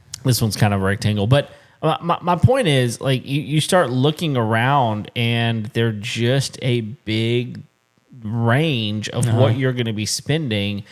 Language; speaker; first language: English; native; English